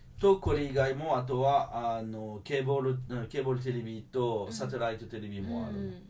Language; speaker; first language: Japanese; non-native, fluent; French